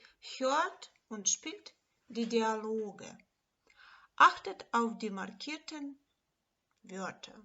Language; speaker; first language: German; non-native, fluent; Ukrainian